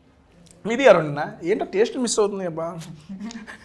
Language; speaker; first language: Telugu; native; Telugu